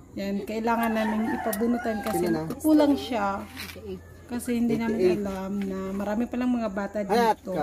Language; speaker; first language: Filipino; non-native, local second language; Bikol